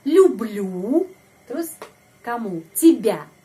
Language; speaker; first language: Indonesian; non-native, fluent; Russian